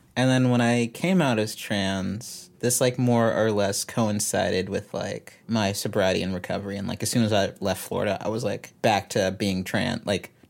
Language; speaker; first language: English; native; English